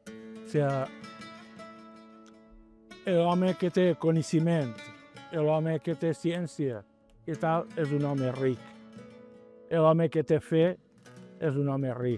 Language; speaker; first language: Catalan; non-native, local second language; Spanish